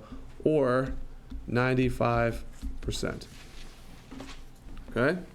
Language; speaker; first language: English; native; English